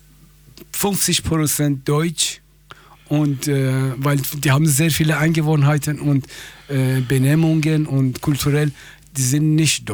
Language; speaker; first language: German; non-native, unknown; Persian